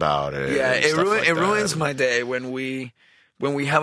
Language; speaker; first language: English; non-native, fluent; Spanish